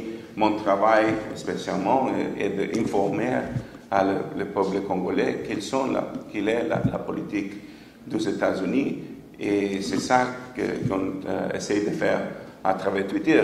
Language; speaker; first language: French; non-native, fluent; English